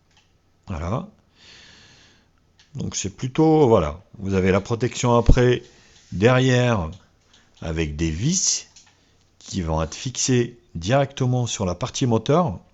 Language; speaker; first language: French; native; French